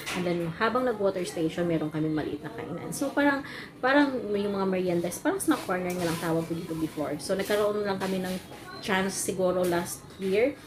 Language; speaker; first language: Filipino; non-native, local second language; Cebuano